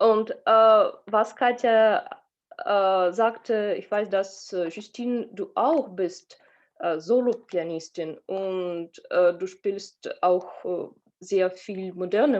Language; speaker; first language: German; non-native, learner; Russian